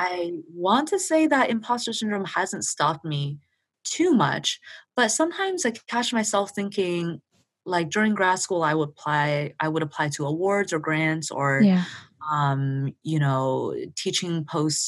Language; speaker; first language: English; early bilingual, other home language; Chinese